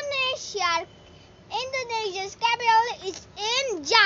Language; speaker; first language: English; non-native, learner; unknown